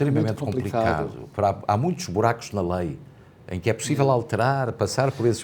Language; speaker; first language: Portuguese; native; Portuguese